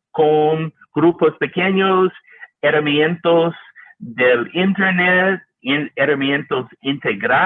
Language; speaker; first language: Spanish; non-native, learner; English